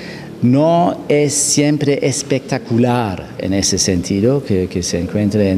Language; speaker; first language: Spanish; non-native, fluent; German